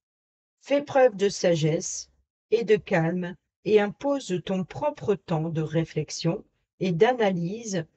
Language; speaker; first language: French; native; French